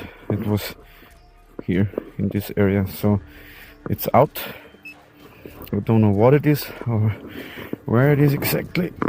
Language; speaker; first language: English; non-native, learner; German